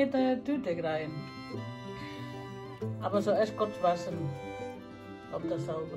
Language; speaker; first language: German; non-native, learner; Indonesian